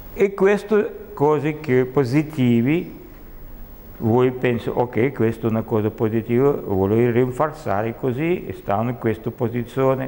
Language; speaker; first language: Italian; non-native, learner; Russian